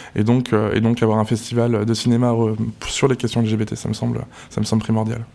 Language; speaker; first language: French; native; French